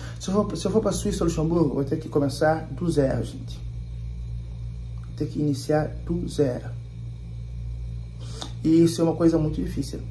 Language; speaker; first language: Portuguese; non-native, local second language; Kabuverdianu